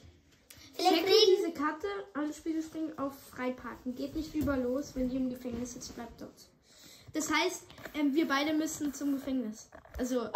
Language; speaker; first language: German; native; German